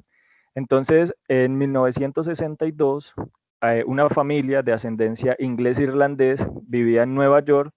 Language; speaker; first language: Spanish; native; Spanish